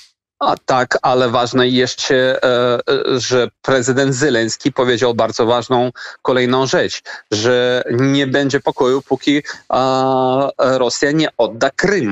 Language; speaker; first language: Polish; non-native, fluent; Ukrainian